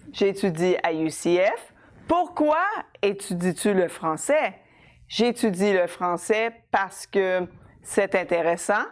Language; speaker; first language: French; non-native, fluent; English